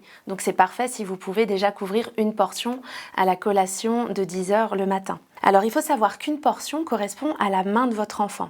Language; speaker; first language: French; native; French